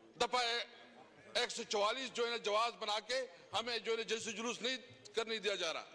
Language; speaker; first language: Urdu; non-native, local second language; Pashto